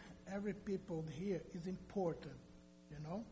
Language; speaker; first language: English; non-native, learner; Portuguese